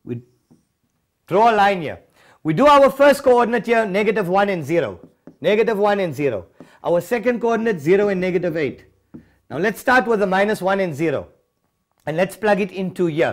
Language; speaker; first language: English; native; English